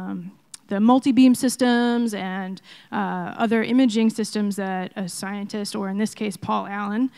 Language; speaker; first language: English; native; English